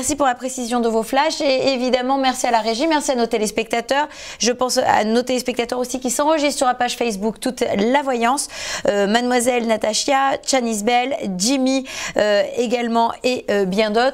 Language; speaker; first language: French; native; French